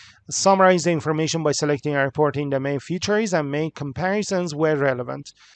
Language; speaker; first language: English; non-native, fluent; Persian